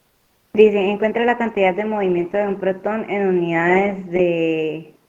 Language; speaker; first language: Spanish; native; Spanish